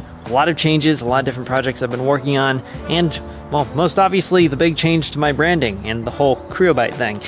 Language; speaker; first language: English; native; English